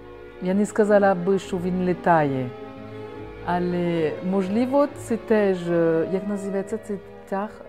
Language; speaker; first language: Ukrainian; non-native, fluent; French